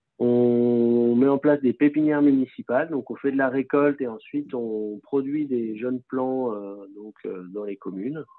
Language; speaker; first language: French; native; French